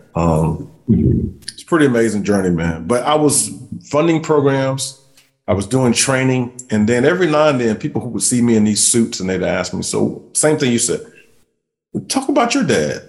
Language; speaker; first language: English; native; English